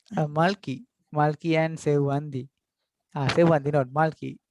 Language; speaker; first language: English; non-native, local second language; Sinhala